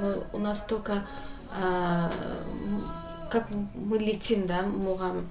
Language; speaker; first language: Russian; non-native, learner; Azerbaijani